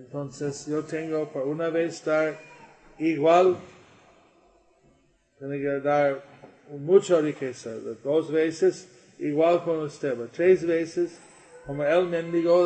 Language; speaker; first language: Spanish; non-native, learner; English